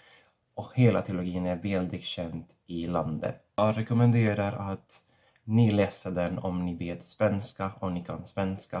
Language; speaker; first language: Swedish; non-native, fluent; Catalan